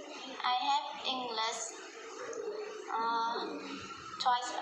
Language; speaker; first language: English; non-native, learner; Vietnamese